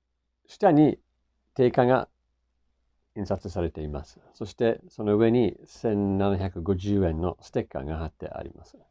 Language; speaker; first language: Japanese; non-native, fluent; English